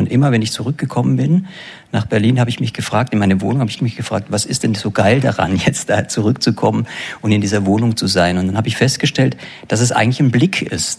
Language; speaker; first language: German; native; German